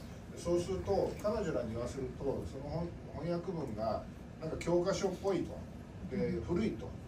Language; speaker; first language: Japanese; native; Japanese